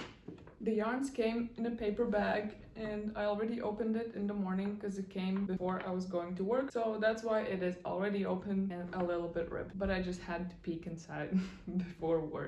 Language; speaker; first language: English; non-native, fluent; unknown